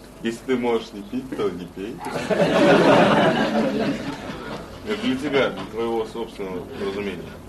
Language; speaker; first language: Russian; native; Russian